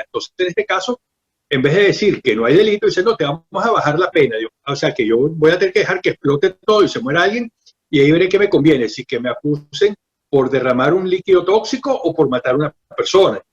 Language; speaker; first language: Spanish; native; Spanish